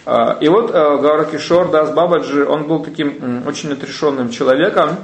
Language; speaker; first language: Russian; native; Russian